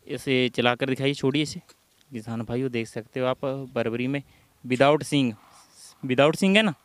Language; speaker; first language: Hindi; non-native, local second language; Punjabi